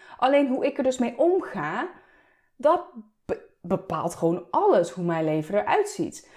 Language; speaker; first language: Dutch; early bilingual, other home language; Turkish